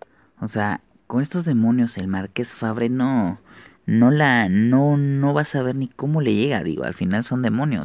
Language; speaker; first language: Spanish; native; Spanish